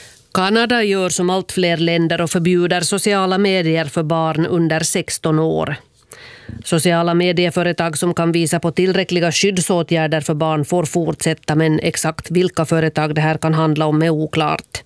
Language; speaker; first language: Swedish; native; Swedish